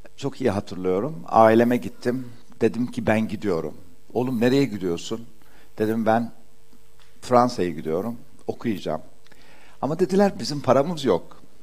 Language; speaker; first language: Turkish; early bilingual, heritage; Turkish